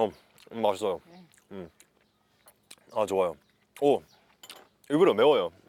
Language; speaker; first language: Korean; non-native, fluent; English